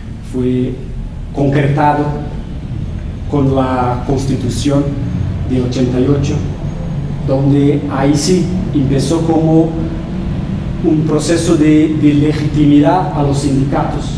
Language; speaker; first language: Spanish; non-native, fluent; Portuguese